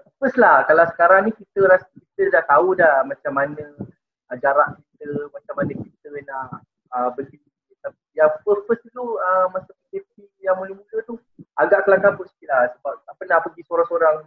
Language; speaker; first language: Malay; native; Malay